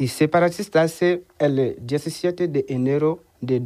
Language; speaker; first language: Spanish; non-native, learner; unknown